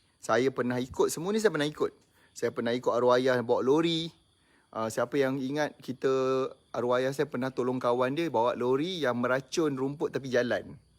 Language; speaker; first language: Malay; native; Malay